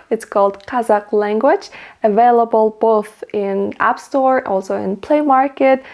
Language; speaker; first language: English; non-native, fluent; Kazakh